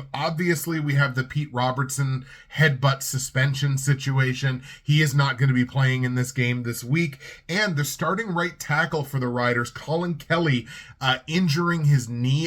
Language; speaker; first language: English; native; English